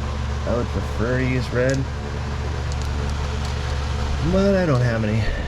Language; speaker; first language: English; native; English